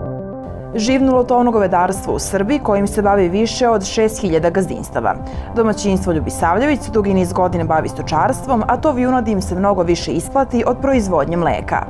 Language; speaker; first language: Serbian; native; Serbian